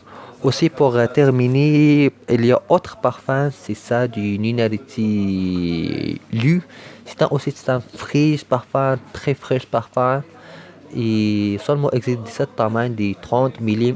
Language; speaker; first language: French; non-native, learner; Arabic